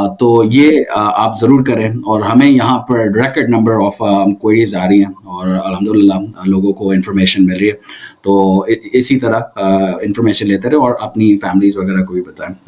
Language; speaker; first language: Urdu; native; Urdu